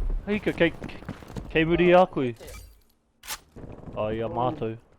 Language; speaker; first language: Māori; non-native, local second language; English